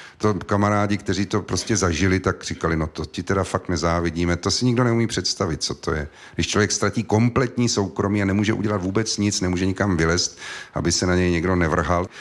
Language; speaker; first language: Czech; native; Czech